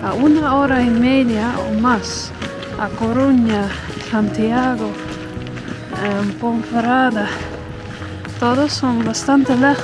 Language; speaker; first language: Spanish; non-native, fluent; Dutch